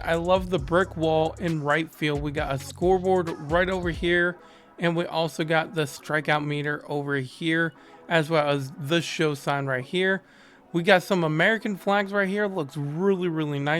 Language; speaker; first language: English; native; English